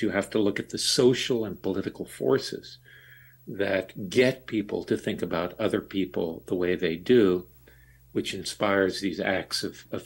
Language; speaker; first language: English; native; English